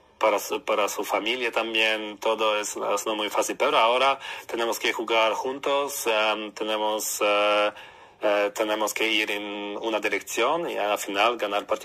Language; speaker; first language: Spanish; non-native, learner; Polish